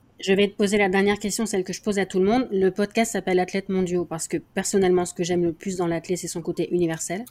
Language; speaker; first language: French; native; French